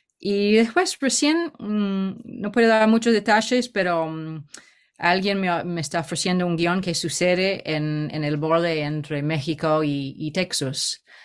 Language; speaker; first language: Spanish; non-native, fluent; English